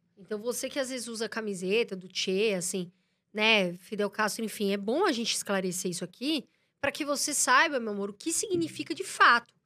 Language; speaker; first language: Portuguese; native; Portuguese